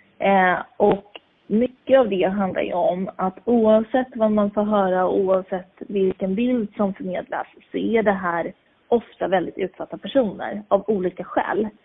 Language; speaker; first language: Swedish; native; Swedish